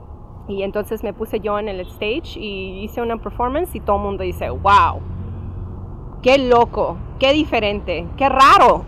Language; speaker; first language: Spanish; early bilingual, heritage; English